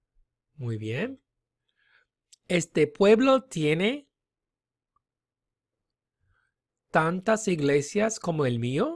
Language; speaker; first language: Spanish; non-native, fluent; English